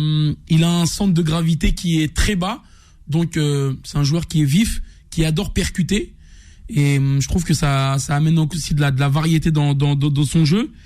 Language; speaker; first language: French; native; French